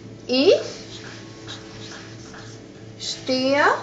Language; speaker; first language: German; non-native, fluent; Arabic